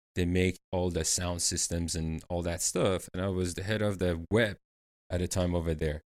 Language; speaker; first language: English; non-native, fluent; Persian